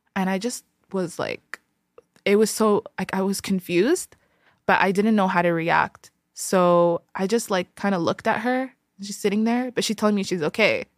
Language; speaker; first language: English; early bilingual, other home language; Tigrinya